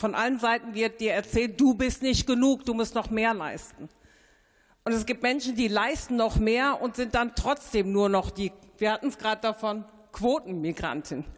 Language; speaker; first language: German; early bilingual, other home language; Turkish